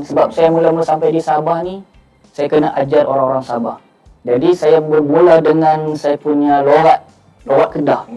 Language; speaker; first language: Malay; native; Malay